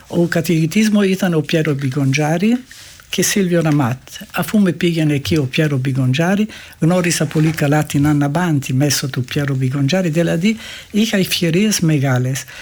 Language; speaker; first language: Greek; non-native, fluent; Italian